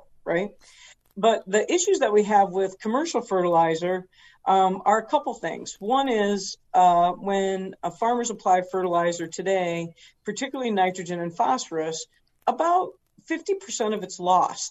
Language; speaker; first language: English; native; English